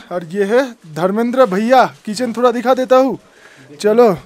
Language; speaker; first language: Hindi; non-native, local second language; Bangla